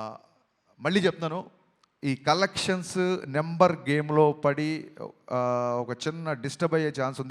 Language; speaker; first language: Telugu; native; Telugu